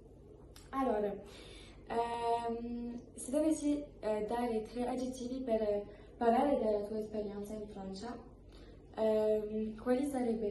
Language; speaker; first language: Italian; non-native, learner; French